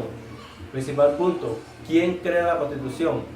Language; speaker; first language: Spanish; native; Spanish